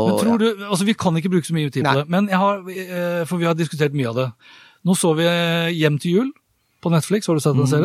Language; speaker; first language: Norwegian; native; Norwegian